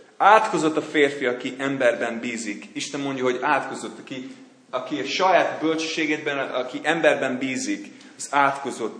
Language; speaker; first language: Hungarian; non-native, fluent; English